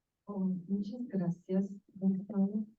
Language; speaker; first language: Spanish; non-native, learner; Portuguese